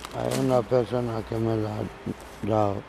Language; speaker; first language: Spanish; non-native, learner; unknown